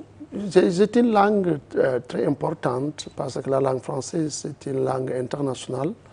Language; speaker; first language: French; non-native, learner; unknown